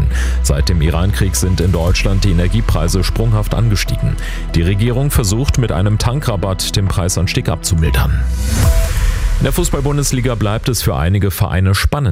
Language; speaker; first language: German; native; German